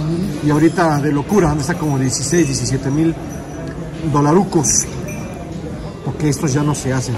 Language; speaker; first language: Spanish; native; Spanish